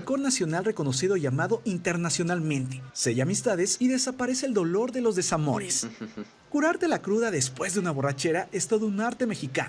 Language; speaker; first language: Spanish; native; Spanish